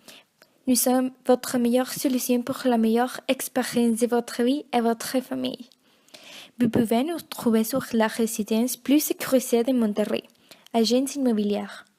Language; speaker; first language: French; non-native, learner; Spanish